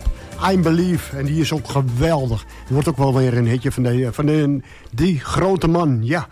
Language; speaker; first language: Dutch; native; Dutch